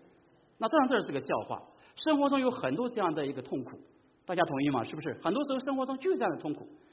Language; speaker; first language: Chinese; native; Chinese